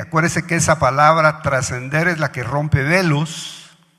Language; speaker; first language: Spanish; native; Spanish